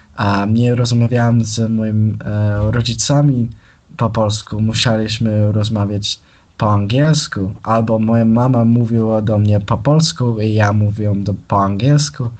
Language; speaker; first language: Polish; early bilingual, heritage; English